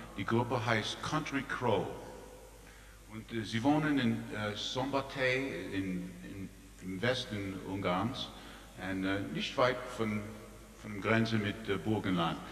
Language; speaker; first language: German; non-native, learner; English